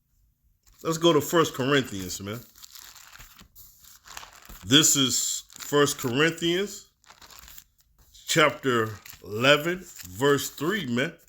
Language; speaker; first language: English; native; English